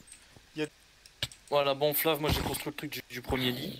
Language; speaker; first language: French; native; French